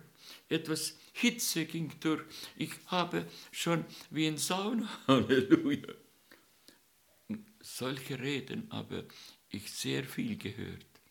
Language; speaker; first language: German; non-native, learner; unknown